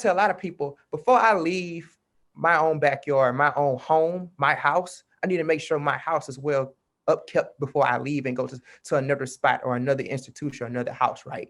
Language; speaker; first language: English; native; English